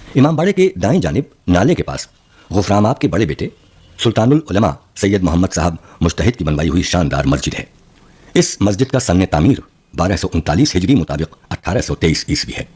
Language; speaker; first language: Urdu; native; Urdu